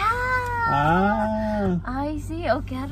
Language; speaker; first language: English; non-native, learner; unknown